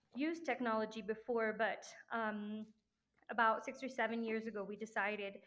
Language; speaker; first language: English; non-native, fluent; French